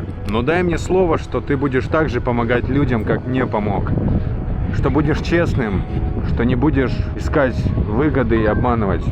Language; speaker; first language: Russian; native; Russian